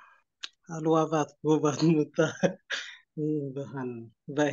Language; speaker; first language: Finnish; non-native, learner; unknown